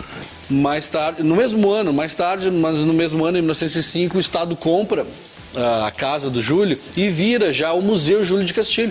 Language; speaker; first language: Portuguese; native; Portuguese